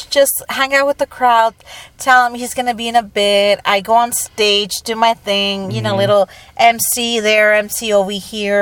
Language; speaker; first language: English; native; English